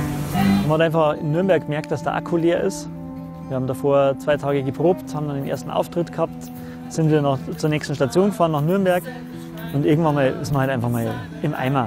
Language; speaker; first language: German; native; German